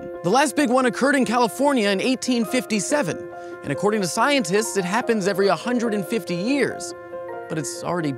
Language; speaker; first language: English; native; English